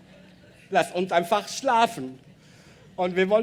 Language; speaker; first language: German; non-native, learner; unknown